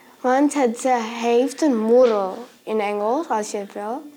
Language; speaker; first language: Dutch; early bilingual, other home language; Marathi